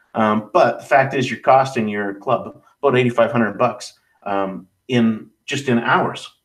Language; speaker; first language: English; native; English